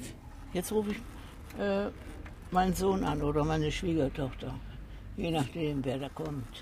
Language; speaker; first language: German; native; German